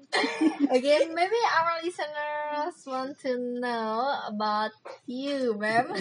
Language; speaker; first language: English; non-native, learner; Indonesian